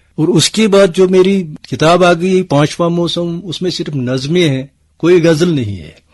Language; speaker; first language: Urdu; non-native, local second language; Kashmiri